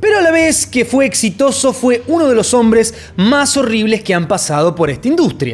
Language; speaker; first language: Spanish; native; Spanish